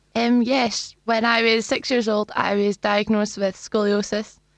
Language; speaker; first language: English; native; English